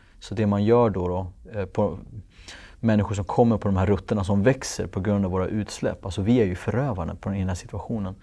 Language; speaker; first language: Swedish; early bilingual, other home language; Kurdish